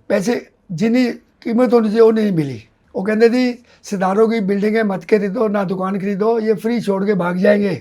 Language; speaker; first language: Hindi; non-native, local second language; Punjabi